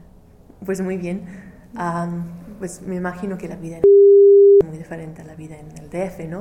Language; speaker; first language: Spanish; non-native, fluent; English